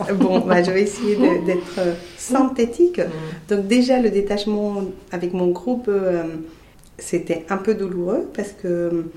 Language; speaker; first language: French; non-native, fluent; Spanish